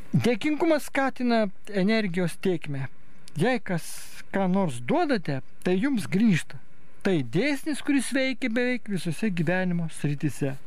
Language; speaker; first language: Lithuanian; native; Lithuanian